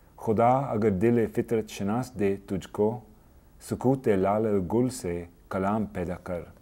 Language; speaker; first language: Urdu; non-native, fluent; English